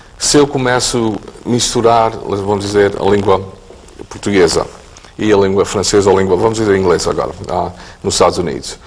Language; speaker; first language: Portuguese; early bilingual, heritage; English